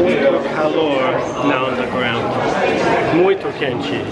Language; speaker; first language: Portuguese; non-native, learner; English